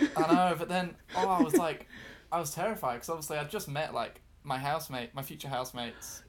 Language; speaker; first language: English; native; English